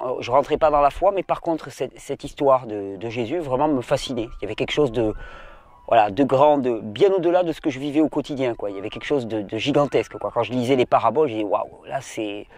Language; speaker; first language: French; native; French